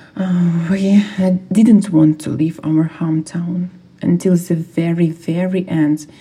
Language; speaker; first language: English; non-native, fluent; Ukrainian